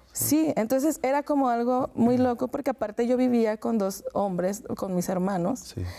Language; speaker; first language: Spanish; native; Spanish